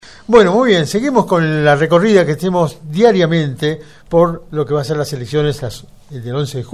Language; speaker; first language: Spanish; native; Spanish